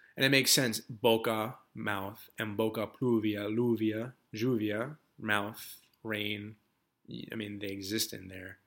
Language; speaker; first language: English; native; English